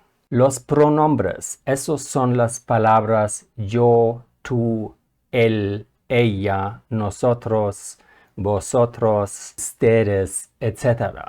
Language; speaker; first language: Spanish; non-native, fluent; German